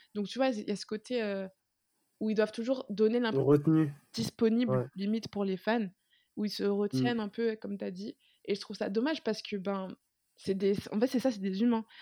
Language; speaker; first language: French; native; French